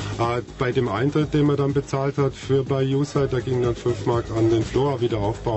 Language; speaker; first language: German; native; German